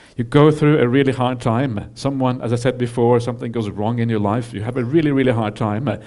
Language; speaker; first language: English; non-native, fluent; Norwegian